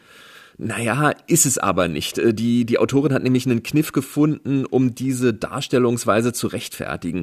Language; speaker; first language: German; native; German